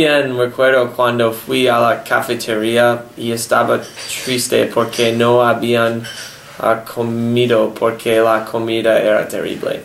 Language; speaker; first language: Spanish; non-native, learner; English